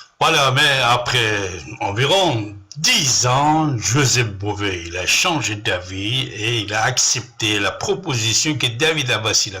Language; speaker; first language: French; non-native, fluent; Persian